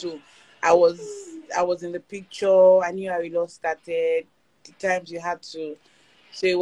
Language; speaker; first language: English; non-native, local second language; Yoruba